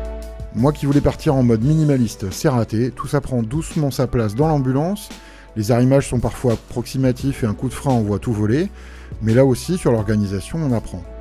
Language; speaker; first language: French; native; French